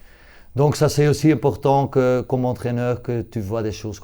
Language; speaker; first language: French; non-native, local second language; Dutch